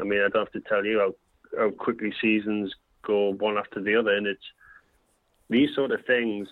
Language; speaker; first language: English; native; English